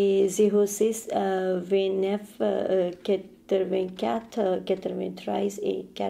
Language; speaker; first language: French; non-native, learner; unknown